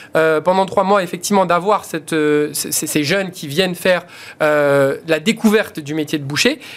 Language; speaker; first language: French; native; French